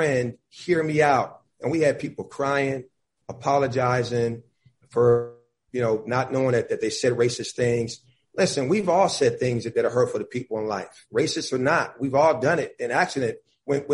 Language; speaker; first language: English; native; English